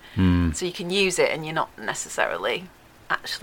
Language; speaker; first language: English; native; English